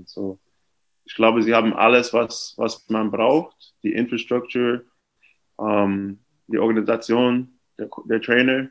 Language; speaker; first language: German; non-native, fluent; English